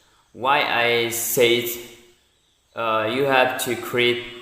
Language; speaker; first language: English; non-native, learner; Indonesian